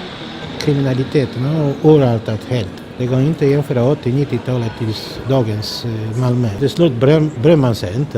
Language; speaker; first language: Swedish; non-native, fluent; Polish